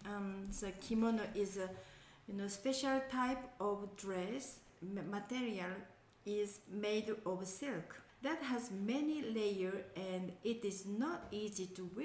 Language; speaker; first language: English; non-native, learner; Japanese